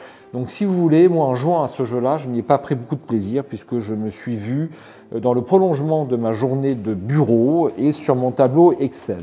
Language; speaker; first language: French; native; French